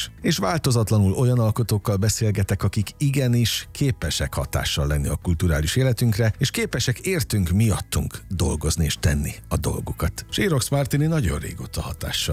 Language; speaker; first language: Hungarian; native; Hungarian